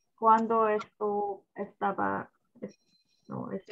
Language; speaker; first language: Spanish; non-native, learner; Korean